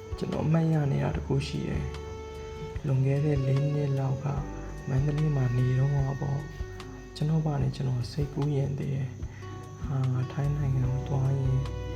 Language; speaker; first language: Burmese; native; Burmese